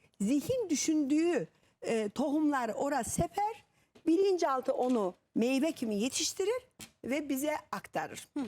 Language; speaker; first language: Turkish; non-native, fluent; Azerbaijani